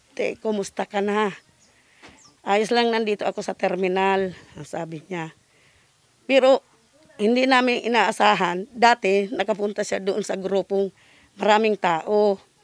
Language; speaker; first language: Filipino; non-native, local second language; Bikol